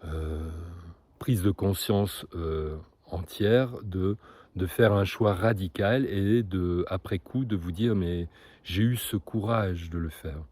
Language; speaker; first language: French; native; French